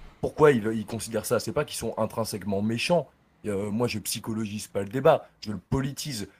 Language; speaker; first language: French; native; French